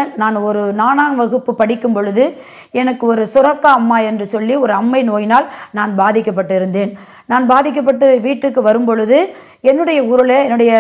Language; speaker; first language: Tamil; native; Tamil